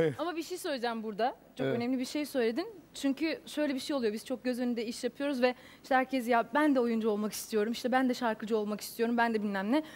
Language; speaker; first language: Turkish; native; Turkish